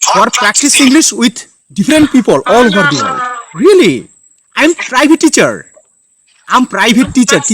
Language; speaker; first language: English; non-native, learner; Bangla